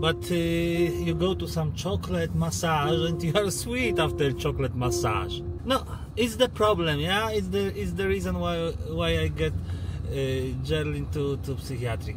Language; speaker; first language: English; non-native, learner; Polish